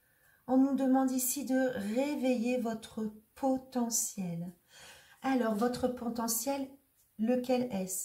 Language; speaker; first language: French; native; French